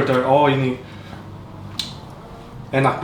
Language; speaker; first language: Indonesian; non-native, learner; Korean